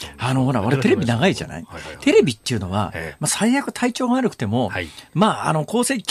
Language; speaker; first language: Japanese; native; Japanese